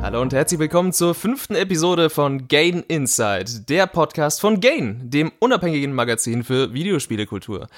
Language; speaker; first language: German; native; German